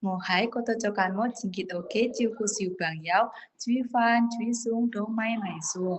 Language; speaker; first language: Cantonese; non-native, learner; Indonesian